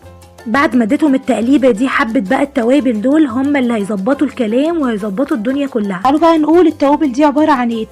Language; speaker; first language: Arabic; native; Arabic